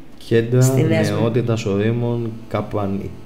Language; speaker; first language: Greek; native; Greek